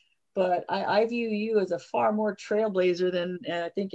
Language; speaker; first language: English; non-native, fluent; French